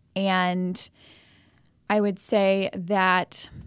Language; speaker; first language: English; native; English